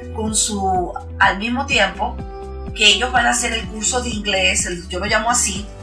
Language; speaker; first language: Spanish; native; Spanish